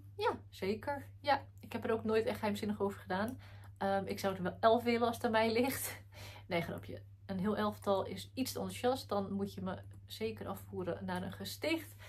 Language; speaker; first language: Dutch; early bilingual, other home language; Arabic